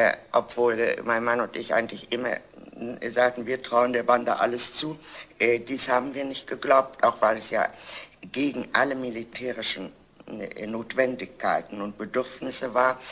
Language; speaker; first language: German; native; German